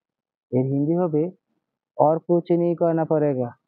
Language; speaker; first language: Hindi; non-native, learner; Bangla